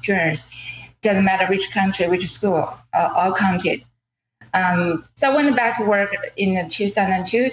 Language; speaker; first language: English; non-native, fluent; Chinese